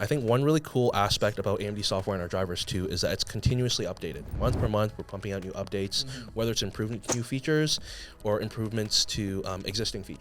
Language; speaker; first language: English; native; English